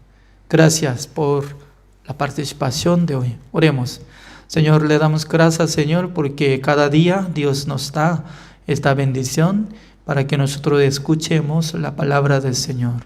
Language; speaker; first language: Spanish; non-native, fluent; Korean